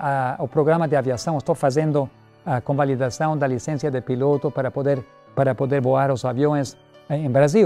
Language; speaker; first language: Portuguese; non-native, learner; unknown